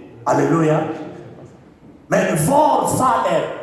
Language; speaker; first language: Swedish; non-native, fluent; Lingala